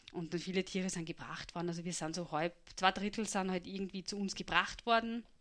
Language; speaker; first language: German; native; German